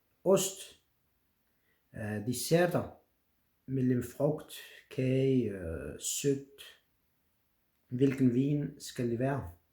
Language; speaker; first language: Danish; non-native, fluent; French